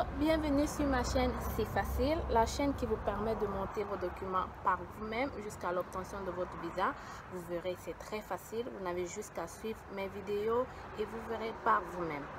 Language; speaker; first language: French; native; French